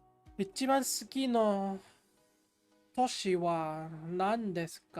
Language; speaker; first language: Japanese; non-native, learner; English